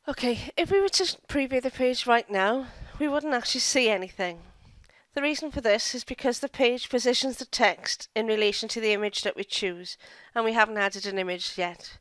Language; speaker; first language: English; native; English